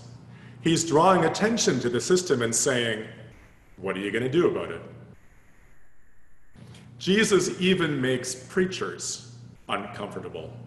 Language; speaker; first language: English; native; English